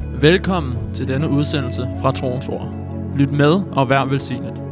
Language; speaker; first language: Danish; non-native, learner; Russian